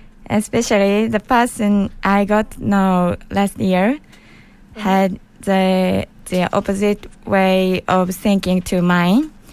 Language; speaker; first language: English; non-native, learner; Japanese